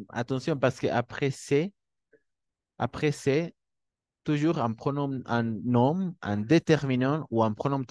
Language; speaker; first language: French; non-native, fluent; Spanish